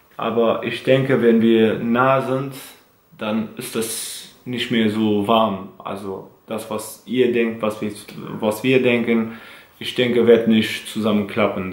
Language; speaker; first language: German; non-native, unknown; Central Kurdish